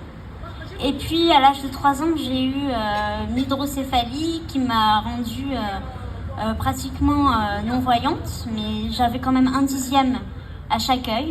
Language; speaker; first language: French; native; French